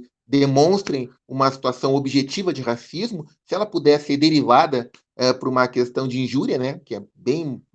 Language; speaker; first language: Portuguese; native; Portuguese